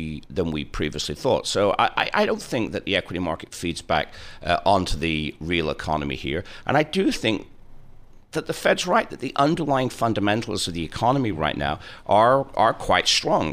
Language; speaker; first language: English; native; English